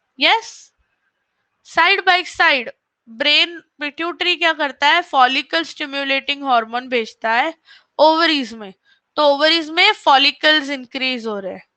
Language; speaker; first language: Hindi; non-native, local second language; Marathi